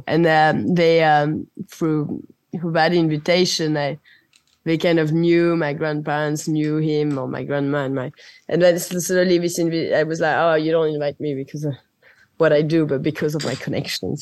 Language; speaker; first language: English; non-native, fluent; French